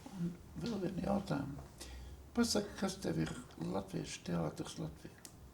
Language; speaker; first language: Latvian; native; Latvian